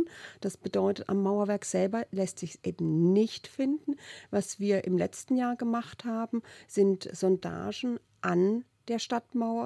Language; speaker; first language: German; native; German